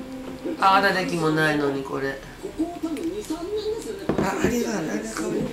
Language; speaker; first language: Japanese; native; Japanese